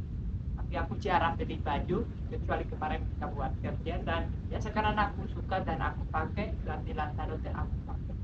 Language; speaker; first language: Indonesian; non-native, fluent; Spanish